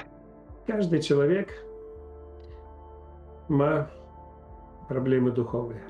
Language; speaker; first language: Polish; non-native, fluent; Ukrainian